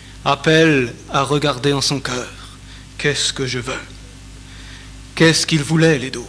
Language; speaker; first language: French; native; French